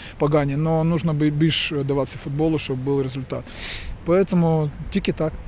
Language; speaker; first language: Ukrainian; non-native, local second language; Russian